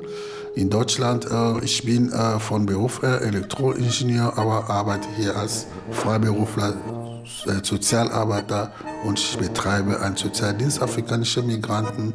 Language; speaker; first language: German; non-native, fluent; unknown